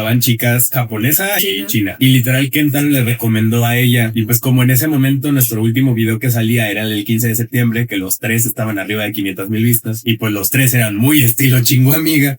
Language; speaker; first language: Spanish; native; Spanish